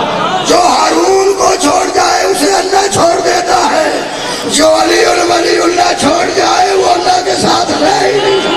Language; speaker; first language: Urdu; non-native, local second language; Punjabi